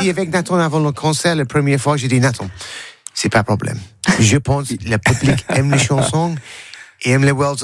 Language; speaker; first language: French; non-native, learner; English